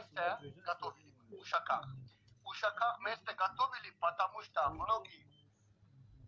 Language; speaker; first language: Russian; non-native, learner; Turkish